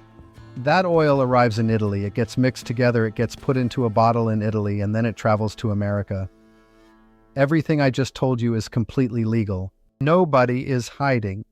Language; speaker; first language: English; non-native, fluent; Italian